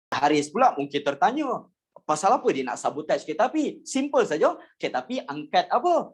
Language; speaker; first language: Malay; native; Malay